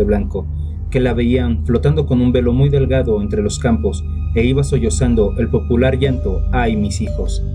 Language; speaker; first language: Spanish; native; Spanish